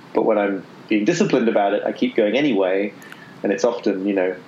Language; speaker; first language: English; native; English